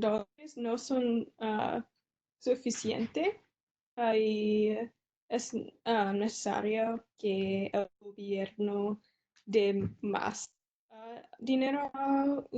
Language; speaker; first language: Spanish; non-native, learner; English